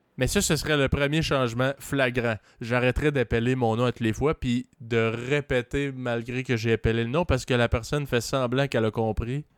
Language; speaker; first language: French; native; French